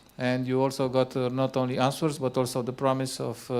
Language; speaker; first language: English; non-native, fluent; Romanian